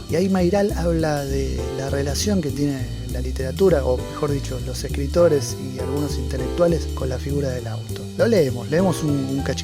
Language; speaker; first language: Spanish; native; Spanish